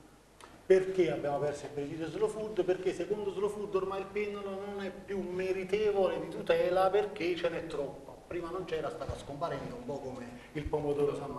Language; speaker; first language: Italian; native; Italian